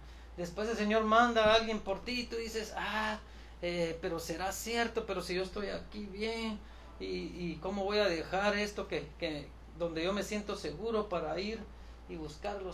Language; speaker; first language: Spanish; native; Spanish